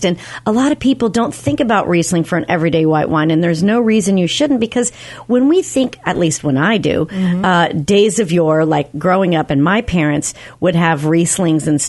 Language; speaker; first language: English; native; English